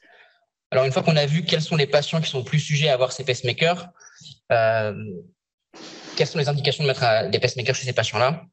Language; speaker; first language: French; native; French